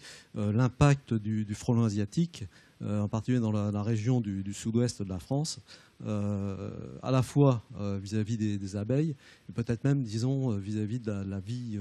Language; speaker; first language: French; native; French